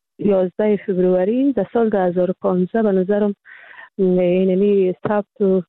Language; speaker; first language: Persian; native; Persian